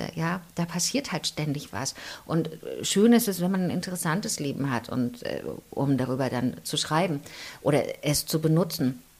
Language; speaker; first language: German; native; German